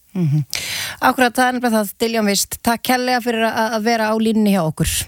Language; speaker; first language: Icelandic; native; Icelandic